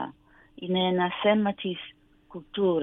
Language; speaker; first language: Greek; non-native, learner; English